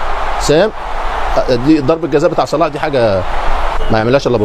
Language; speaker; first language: Arabic; native; Arabic